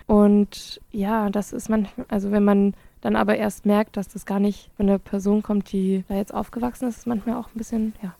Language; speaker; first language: German; early bilingual, other home language; Spanish